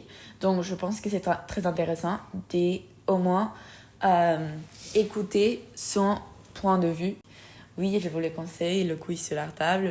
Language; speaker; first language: French; non-native, fluent; Spanish